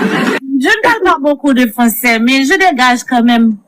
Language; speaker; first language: French; non-native, learner; Haitian Creole